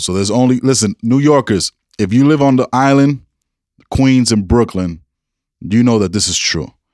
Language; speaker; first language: English; early bilingual, other home language; Spanish